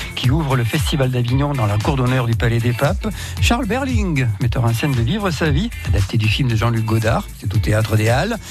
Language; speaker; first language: French; native; French